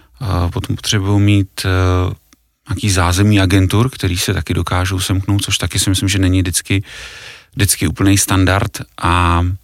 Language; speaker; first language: Czech; native; Czech